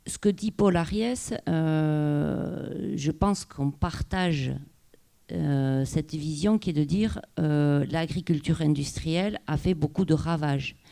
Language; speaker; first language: French; non-native, local second language; Basque